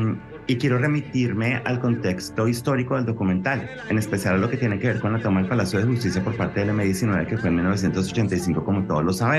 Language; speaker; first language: Spanish; native; Spanish